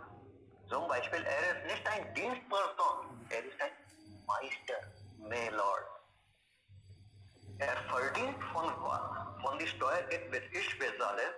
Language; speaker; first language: German; non-native, learner; Hindi